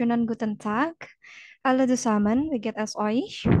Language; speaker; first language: German; non-native, fluent; Indonesian